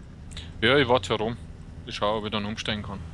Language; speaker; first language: German; native; German